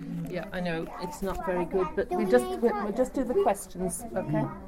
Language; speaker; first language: English; native; English